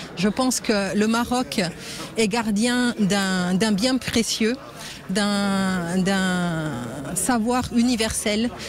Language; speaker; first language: French; non-native, local second language; Arabic